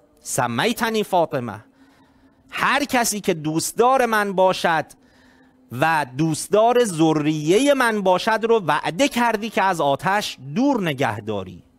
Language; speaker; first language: Persian; native; Persian